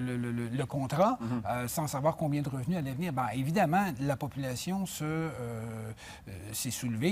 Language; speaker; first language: French; native; French